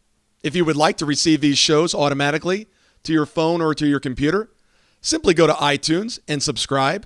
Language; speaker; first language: English; native; English